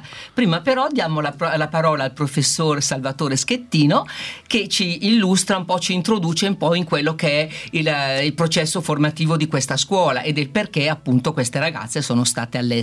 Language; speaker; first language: Italian; native; Italian